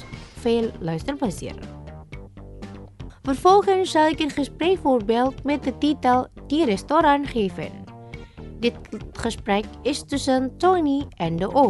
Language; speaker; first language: Dutch; non-native, learner; Indonesian